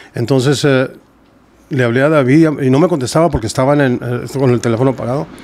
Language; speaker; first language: Spanish; early bilingual, heritage; Spanish